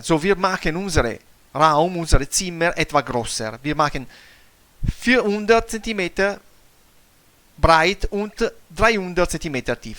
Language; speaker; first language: German; non-native, fluent; Italian